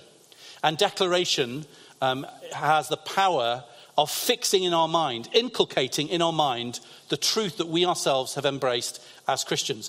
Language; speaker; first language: English; native; English